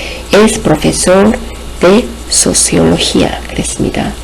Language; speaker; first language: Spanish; non-native, fluent; Korean